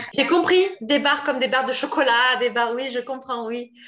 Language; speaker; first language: French; native; French